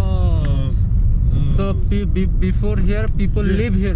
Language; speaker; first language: English; non-native, local second language; Hindi